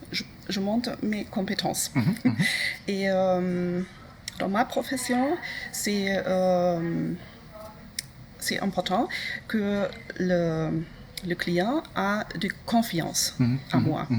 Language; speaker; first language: French; non-native, learner; German